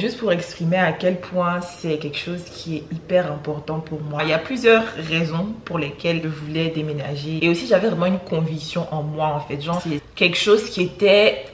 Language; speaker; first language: French; native; French